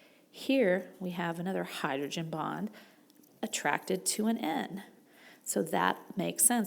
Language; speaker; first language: English; native; English